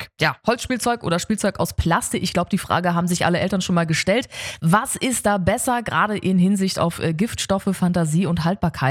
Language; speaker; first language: German; native; German